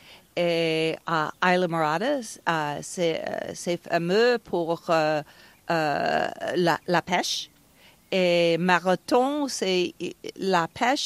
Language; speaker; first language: French; non-native, fluent; English